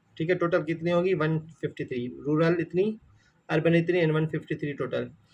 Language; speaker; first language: Urdu; non-native, local second language; Sindhi